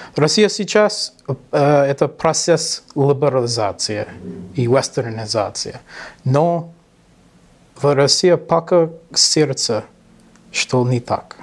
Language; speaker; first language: Russian; non-native, learner; English